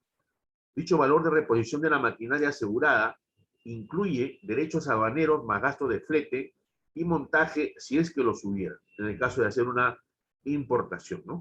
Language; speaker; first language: Spanish; native; Spanish